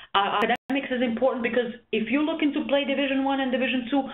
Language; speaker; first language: English; non-native, fluent; Serbian